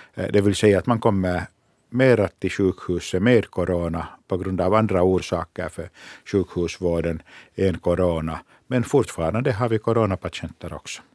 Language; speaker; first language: Swedish; non-native, local second language; Finnish